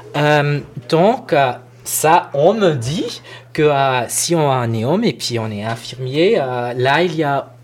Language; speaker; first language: French; non-native, local second language; German